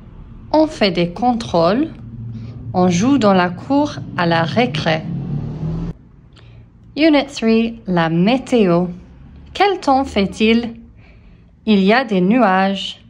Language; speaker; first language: French; non-native, fluent; English